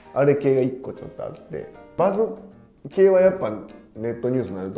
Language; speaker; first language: Japanese; native; Japanese